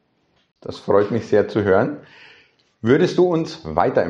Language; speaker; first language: German; native; German